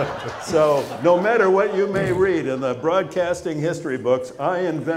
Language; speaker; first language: English; native; English